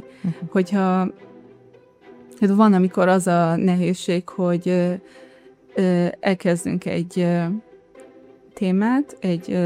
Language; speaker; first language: Hungarian; early bilingual, heritage; Hungarian